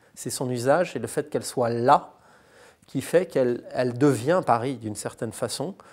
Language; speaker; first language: French; native; French